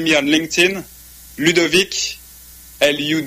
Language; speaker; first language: English; non-native, fluent; French